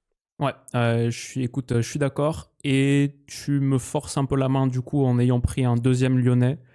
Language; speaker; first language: French; native; French